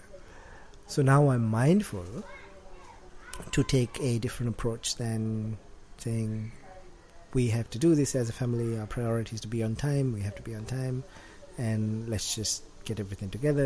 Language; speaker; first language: English; non-native, local second language; Sinhala